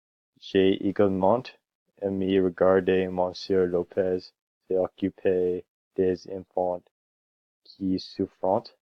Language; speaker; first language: French; non-native, learner; English